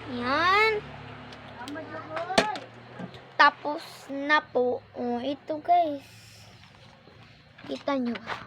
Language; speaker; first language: Filipino; non-native, local second language; Cebuano